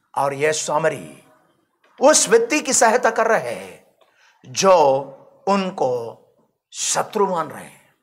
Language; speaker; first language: Hindi; non-native, local second language; Malayalam